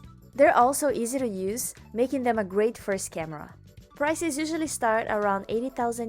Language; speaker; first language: English; native; English